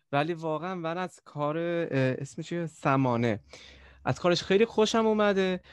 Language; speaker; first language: Persian; early bilingual, other home language; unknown